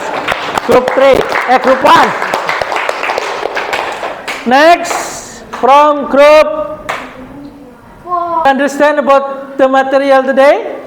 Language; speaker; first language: English; non-native, learner; Indonesian